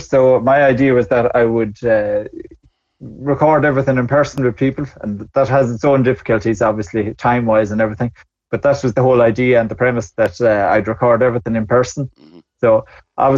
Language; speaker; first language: English; native; English